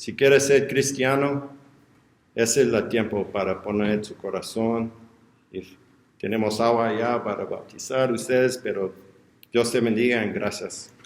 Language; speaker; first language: Spanish; non-native, learner; English